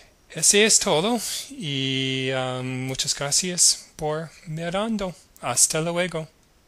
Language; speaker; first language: Spanish; non-native, learner; English